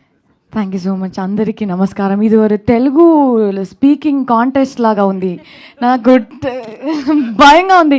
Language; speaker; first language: Telugu; non-native, local second language; Kannada